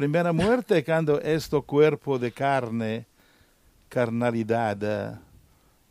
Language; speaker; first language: Spanish; non-native, learner; Italian